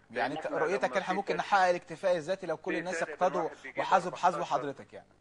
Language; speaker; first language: Arabic; native; Arabic